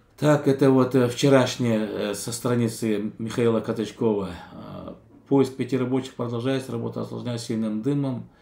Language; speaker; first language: Russian; non-native, local second language; Kazakh